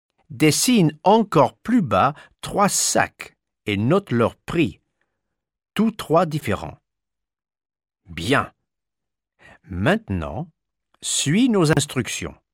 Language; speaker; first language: French; native; French